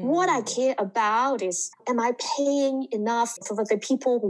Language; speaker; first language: English; non-native, local second language; Cantonese